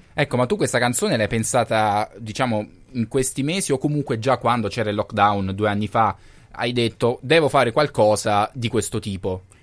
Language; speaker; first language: Italian; native; Italian